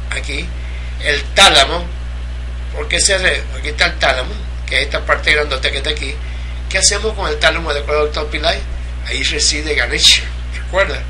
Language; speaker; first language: Spanish; native; Spanish